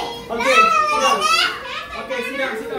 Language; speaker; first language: English; non-native, local second language; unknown